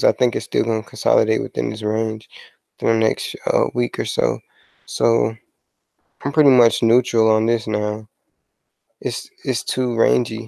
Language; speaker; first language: English; native; English